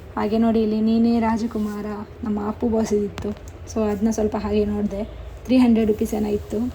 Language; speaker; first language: Kannada; non-native, local second language; Tulu